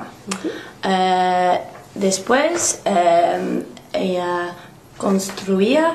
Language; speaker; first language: Spanish; non-native, learner; English